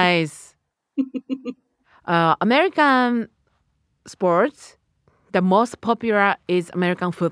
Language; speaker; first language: English; non-native, learner; Japanese